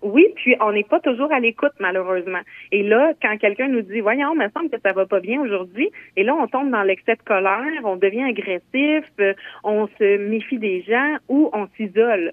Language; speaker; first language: French; native; French